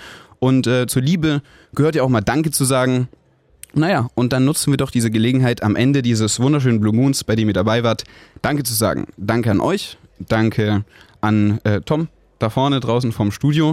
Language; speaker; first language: German; native; German